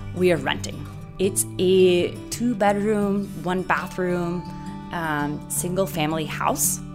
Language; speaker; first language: English; non-native, fluent; Italian